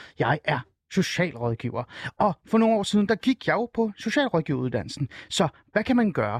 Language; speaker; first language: Danish; native; Danish